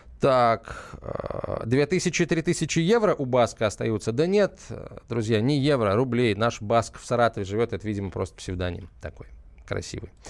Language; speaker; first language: Russian; native; Russian